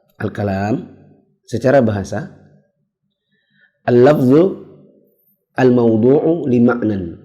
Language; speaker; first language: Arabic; non-native, fluent; Indonesian